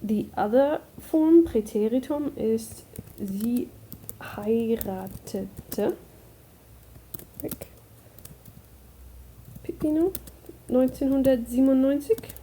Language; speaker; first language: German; non-native, fluent; English